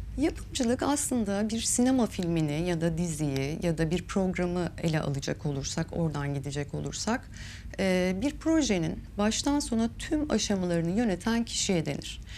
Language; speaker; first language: Turkish; native; Turkish